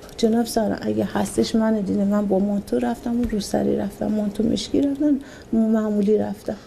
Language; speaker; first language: Persian; native; Persian